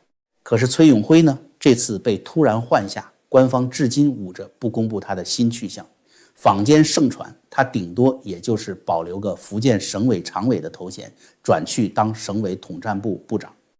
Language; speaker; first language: Chinese; native; Chinese